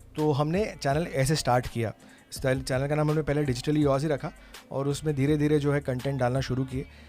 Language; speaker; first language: Hindi; non-native, local second language; Tamil